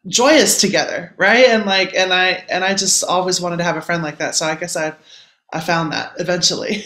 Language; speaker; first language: English; native; English